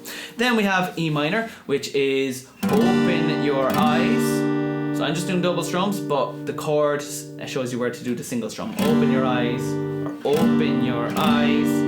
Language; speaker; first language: English; native; English